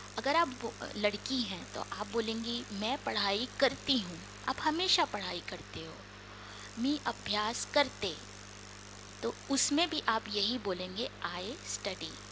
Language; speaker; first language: Hindi; non-native, local second language; Marathi